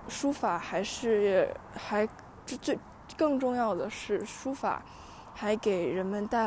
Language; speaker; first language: Chinese; early bilingual, heritage; Chinese